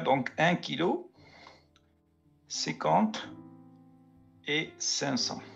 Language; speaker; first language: French; native; French